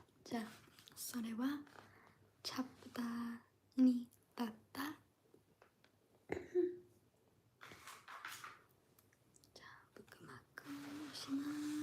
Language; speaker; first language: Japanese; non-native, learner; English